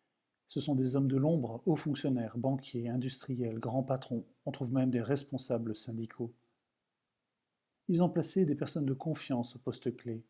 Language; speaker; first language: French; native; French